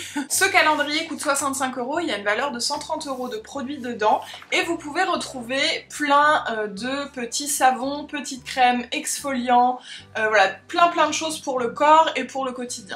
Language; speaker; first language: French; native; French